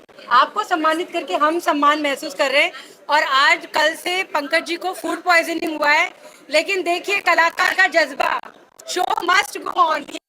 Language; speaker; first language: Hindi; native; Hindi